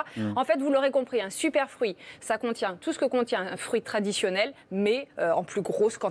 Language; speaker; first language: French; native; French